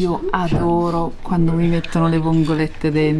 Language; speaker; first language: Italian; native; Italian